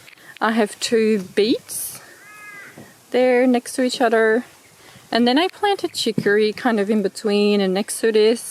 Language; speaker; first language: English; non-native, fluent; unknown